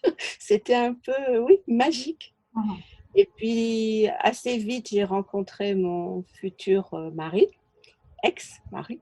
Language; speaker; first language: French; native; French